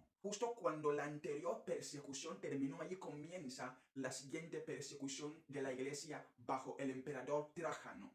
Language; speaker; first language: Spanish; non-native, fluent; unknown